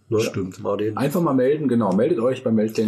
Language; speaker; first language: German; native; German